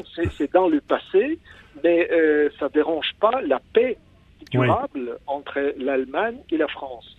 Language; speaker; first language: French; non-native, fluent; Ukrainian